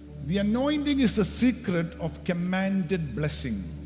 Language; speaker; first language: English; non-native, local second language; Malayalam